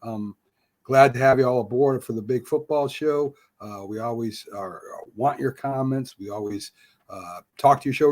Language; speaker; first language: English; native; English